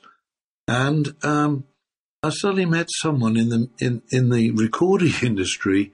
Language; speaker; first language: English; native; English